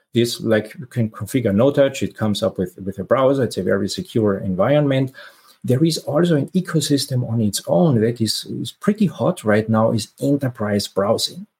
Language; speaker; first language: English; non-native, fluent; German